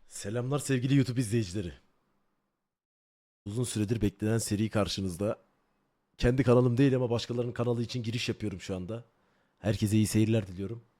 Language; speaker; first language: Turkish; native; Turkish